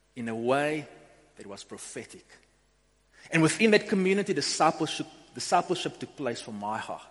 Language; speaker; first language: English; non-native, local second language; Afrikaans